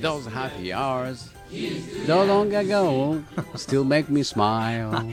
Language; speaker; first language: English; non-native, fluent; Japanese